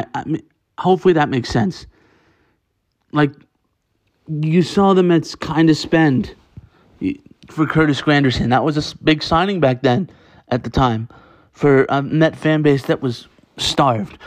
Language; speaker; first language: English; native; English